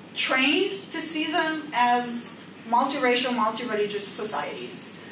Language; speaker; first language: English; non-native, fluent; Indonesian